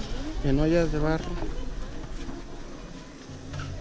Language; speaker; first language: Spanish; native; Spanish